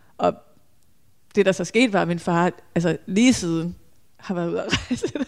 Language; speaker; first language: Danish; native; Danish